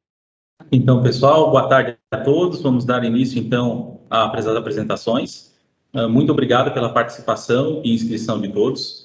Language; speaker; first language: Portuguese; native; Portuguese